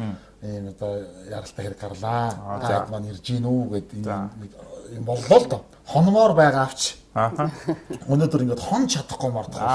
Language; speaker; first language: Mongolian; native; Mongolian